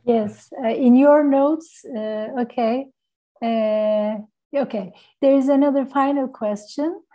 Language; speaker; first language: English; non-native, fluent; Turkish